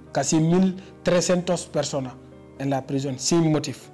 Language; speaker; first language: Spanish; non-native, learner; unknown